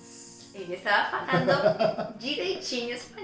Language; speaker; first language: Portuguese; non-native, fluent; Spanish